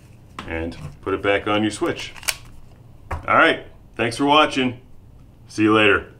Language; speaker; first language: English; native; English